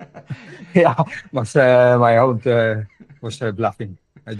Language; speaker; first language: English; non-native, learner; Dutch